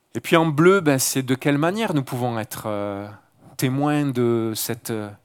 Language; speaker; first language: French; native; French